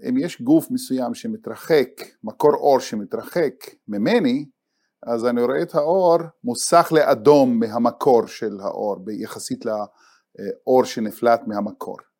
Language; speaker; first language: Hebrew; non-native, local second language; Arabic